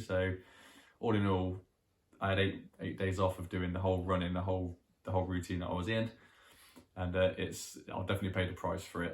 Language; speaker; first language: English; native; English